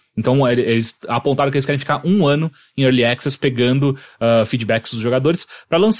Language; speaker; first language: Portuguese; native; Portuguese